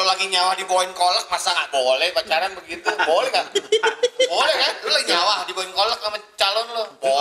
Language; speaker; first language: Indonesian; native; Indonesian